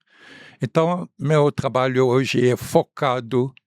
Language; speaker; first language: Portuguese; non-native, fluent; Arabic